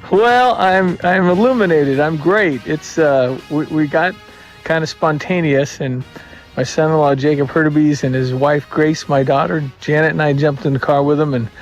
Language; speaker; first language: English; native; English